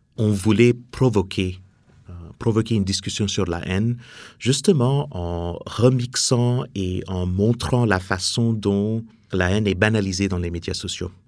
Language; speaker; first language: French; non-native, fluent; English